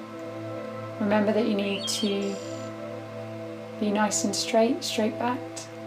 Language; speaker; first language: English; native; English